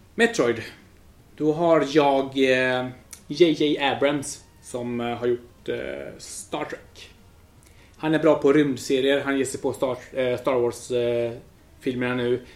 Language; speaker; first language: Swedish; early bilingual, other home language; Spanish